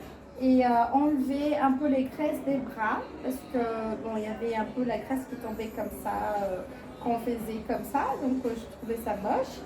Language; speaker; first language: French; non-native, fluent; Portuguese